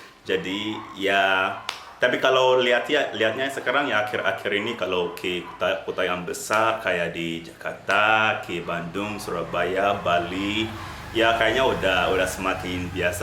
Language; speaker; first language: Indonesian; non-native, fluent; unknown